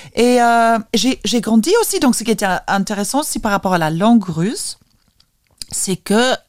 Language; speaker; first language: French; non-native, fluent; Lithuanian